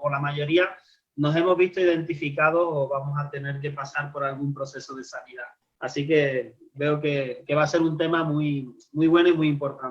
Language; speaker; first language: Spanish; native; Spanish